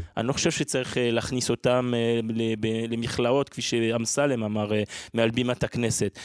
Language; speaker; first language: Hebrew; non-native, fluent; French